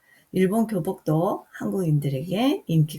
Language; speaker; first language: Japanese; non-native, fluent; Korean